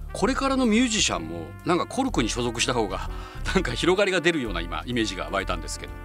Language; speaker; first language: Japanese; native; Japanese